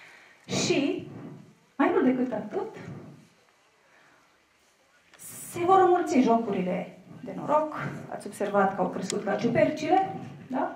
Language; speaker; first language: Romanian; native; Romanian